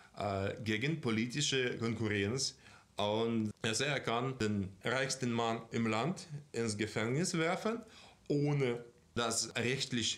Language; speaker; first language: German; non-native, fluent; Russian